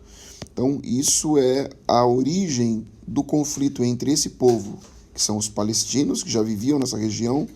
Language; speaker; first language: Portuguese; native; Portuguese